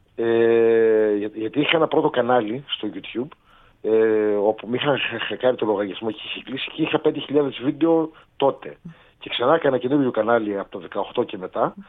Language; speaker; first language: Greek; native; Greek